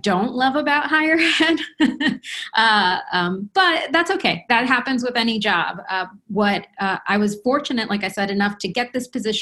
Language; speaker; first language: English; early bilingual, other home language; Spanish